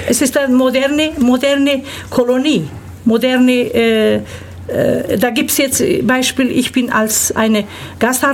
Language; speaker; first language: German; early bilingual, other home language; Turkish